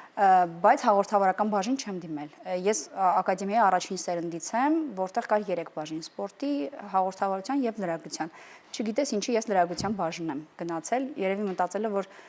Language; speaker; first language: Armenian; native; Armenian